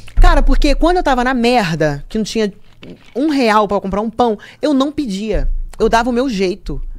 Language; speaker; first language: Portuguese; native; Portuguese